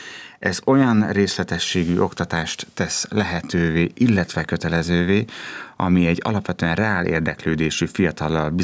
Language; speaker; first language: Hungarian; native; Hungarian